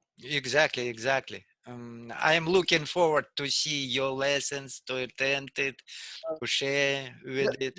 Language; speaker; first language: English; non-native, learner; Russian